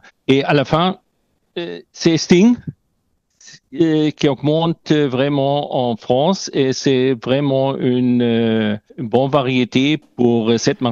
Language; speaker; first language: French; non-native, learner; German